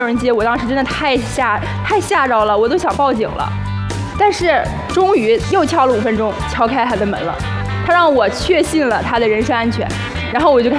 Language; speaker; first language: Chinese; native; Chinese